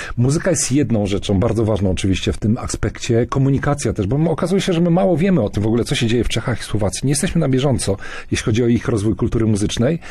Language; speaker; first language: Polish; native; Polish